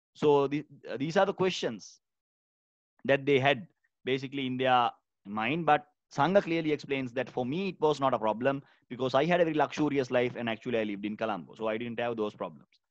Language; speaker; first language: English; non-native, local second language; Sinhala